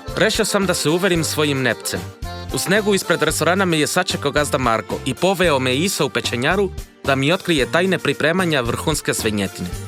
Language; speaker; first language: Croatian; non-native, fluent; Spanish